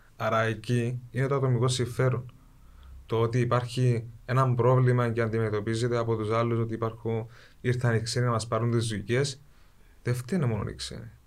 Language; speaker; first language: Greek; early bilingual, other home language; Kurdish